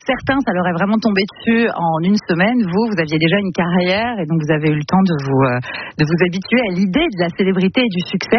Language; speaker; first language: French; native; French